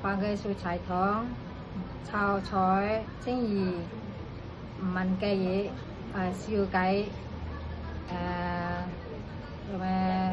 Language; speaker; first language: Cantonese; non-native, learner; Indonesian